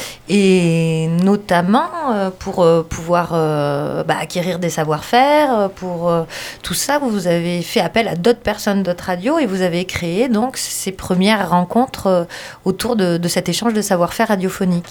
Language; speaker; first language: French; native; French